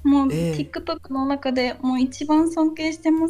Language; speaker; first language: Japanese; native; Japanese